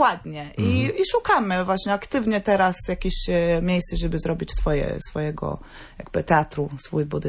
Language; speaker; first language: Polish; non-native, fluent; Norwegian